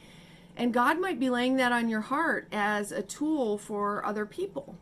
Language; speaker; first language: English; native; English